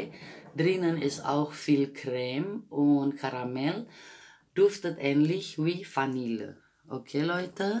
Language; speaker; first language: German; non-native, fluent; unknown